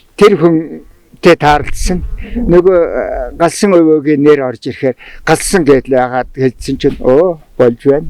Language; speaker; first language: Mongolian; non-native, local second language; Tuvinian